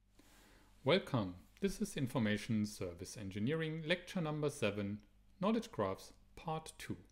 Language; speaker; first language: English; non-native, fluent; German